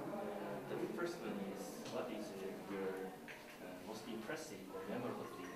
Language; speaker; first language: English; non-native, learner; Korean